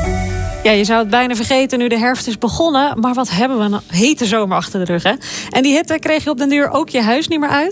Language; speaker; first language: Dutch; native; Dutch